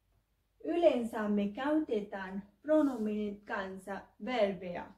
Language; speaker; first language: Finnish; non-native, learner; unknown